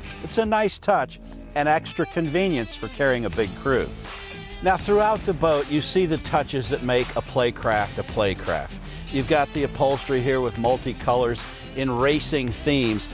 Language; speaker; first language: English; native; English